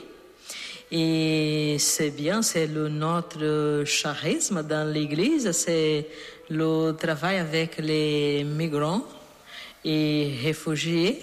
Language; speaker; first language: French; non-native, learner; Portuguese